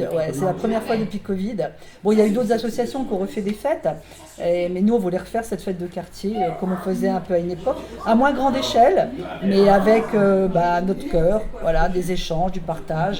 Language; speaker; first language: French; native; French